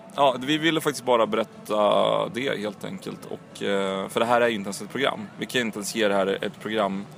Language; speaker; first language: Swedish; early bilingual, other home language; Croatian